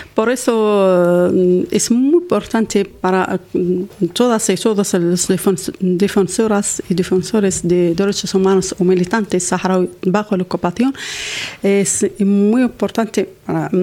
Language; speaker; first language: Spanish; non-native, learner; Arabic